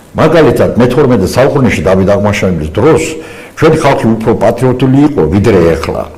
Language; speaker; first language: Georgian; non-native, local second language; Azerbaijani